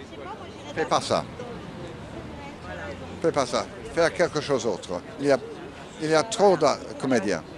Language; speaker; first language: French; non-native, learner; English